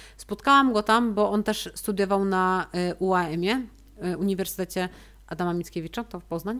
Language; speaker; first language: Polish; native; Polish